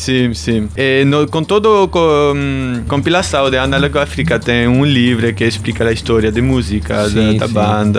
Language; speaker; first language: Portuguese; non-native, learner; German